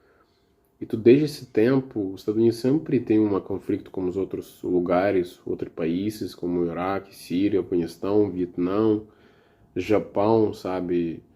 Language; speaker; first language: Portuguese; non-native, learner; Russian